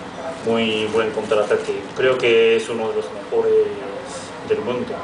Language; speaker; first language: Spanish; non-native, fluent; Japanese